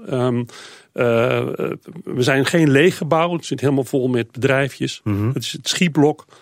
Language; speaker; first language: Dutch; native; Dutch